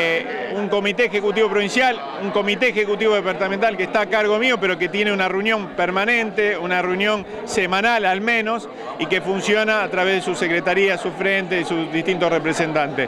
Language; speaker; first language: Spanish; native; Spanish